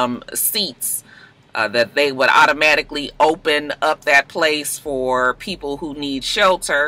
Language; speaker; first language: English; native; English